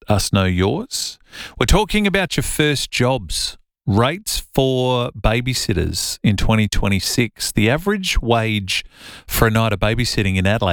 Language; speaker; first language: English; native; English